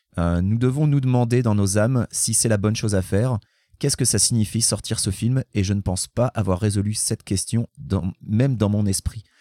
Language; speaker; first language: French; native; French